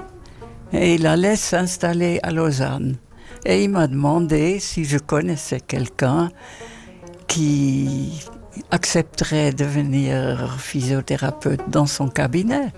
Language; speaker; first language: French; non-native, fluent; Dutch